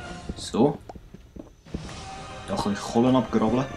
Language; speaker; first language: German; native; German